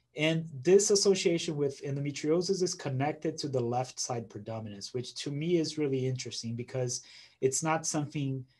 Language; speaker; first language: English; non-native, fluent; Portuguese